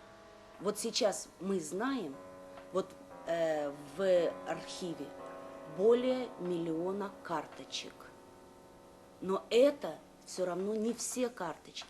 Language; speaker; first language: Russian; native; Russian